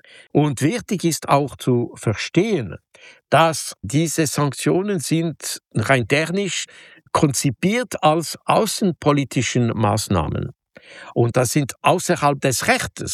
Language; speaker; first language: German; non-native, local second language; French